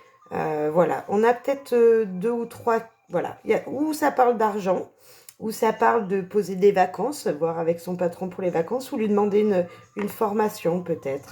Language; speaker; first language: French; native; French